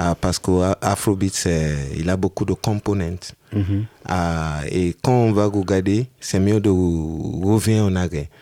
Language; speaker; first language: French; non-native, learner; Yoruba